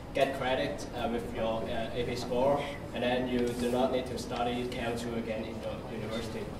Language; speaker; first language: English; non-native, fluent; Chinese